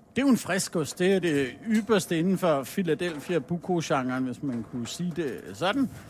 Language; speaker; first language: Danish; native; Danish